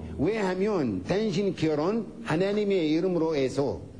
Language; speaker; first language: Korean; non-native, learner; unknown